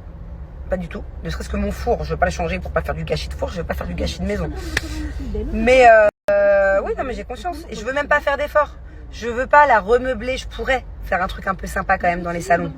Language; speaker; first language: French; native; French